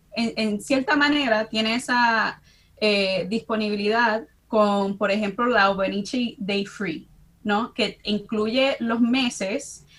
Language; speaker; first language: Spanish; early bilingual, heritage; Spanish